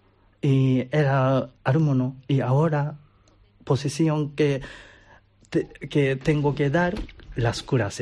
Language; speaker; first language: Spanish; non-native, learner; Japanese